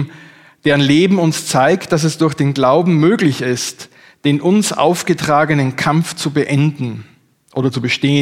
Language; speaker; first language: German; native; German